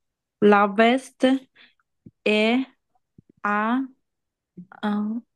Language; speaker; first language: French; non-native, learner; Bangla